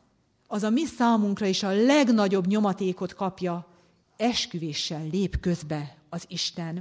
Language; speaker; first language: Hungarian; native; Hungarian